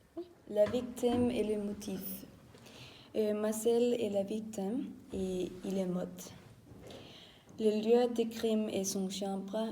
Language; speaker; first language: French; non-native, learner; Danish